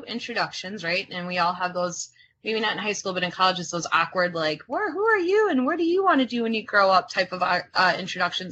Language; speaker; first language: English; early bilingual, other home language; Croatian